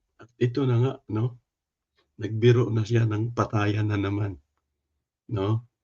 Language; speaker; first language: Filipino; non-native, local second language; Cebuano